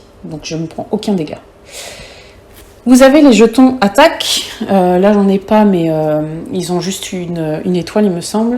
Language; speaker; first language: French; native; French